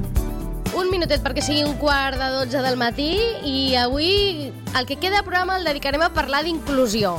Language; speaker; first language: Catalan; native; Catalan